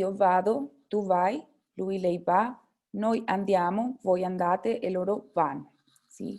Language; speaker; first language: Italian; non-native, fluent; Spanish